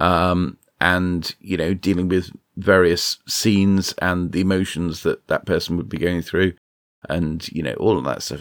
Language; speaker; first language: English; native; English